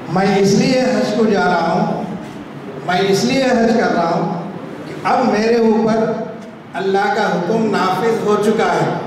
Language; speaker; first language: Urdu; native; Urdu